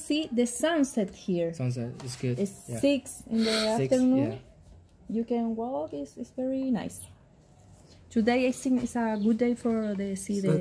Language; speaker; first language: English; non-native, learner; Spanish